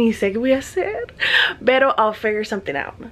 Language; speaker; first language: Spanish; early bilingual, other home language; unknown